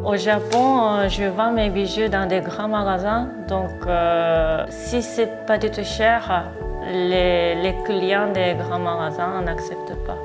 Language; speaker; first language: French; non-native, fluent; Japanese